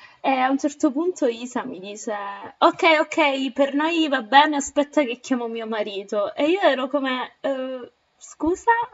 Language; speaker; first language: Italian; native; Italian